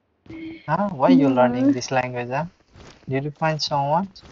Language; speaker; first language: English; non-native, learner; Nepali